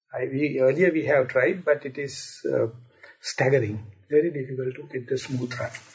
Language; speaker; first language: English; non-native, local second language; Sinhala